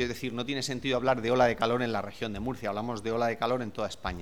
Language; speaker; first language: Spanish; native; Spanish